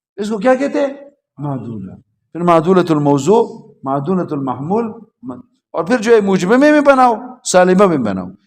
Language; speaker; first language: Urdu; non-native, local second language; Pashto